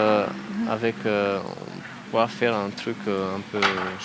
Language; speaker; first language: French; non-native, learner; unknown